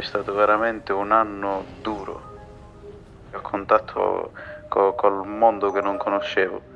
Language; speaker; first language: Italian; early bilingual, other home language; Arabic